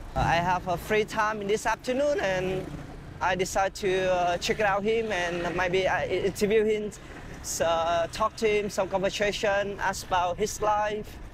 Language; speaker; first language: English; non-native, fluent; Vietnamese